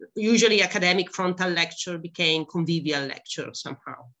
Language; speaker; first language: English; non-native, fluent; Italian